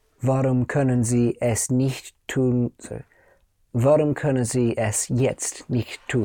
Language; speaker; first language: German; non-native, learner; English